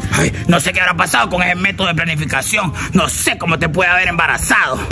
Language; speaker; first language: Spanish; native; Spanish